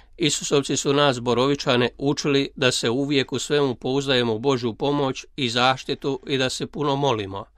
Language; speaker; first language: Croatian; native; Croatian